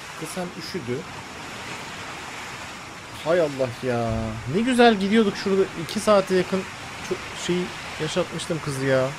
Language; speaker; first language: Turkish; native; Turkish